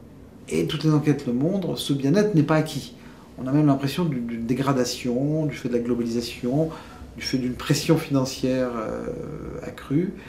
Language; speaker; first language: French; native; French